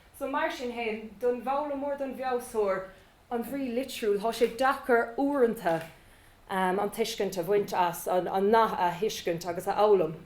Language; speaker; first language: Irish; native; Irish